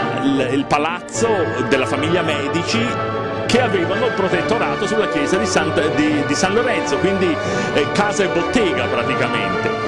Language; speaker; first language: Italian; native; Italian